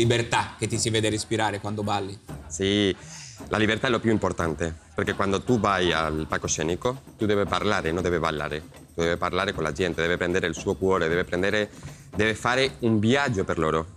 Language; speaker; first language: Italian; non-native, learner; Spanish